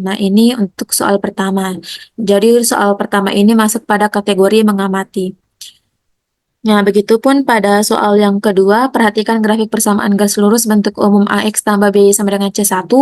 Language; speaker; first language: Indonesian; native; Indonesian